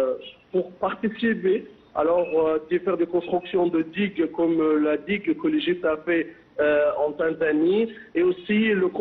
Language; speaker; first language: French; non-native, fluent; Arabic